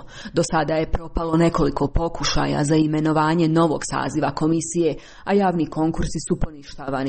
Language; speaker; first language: Croatian; native; Croatian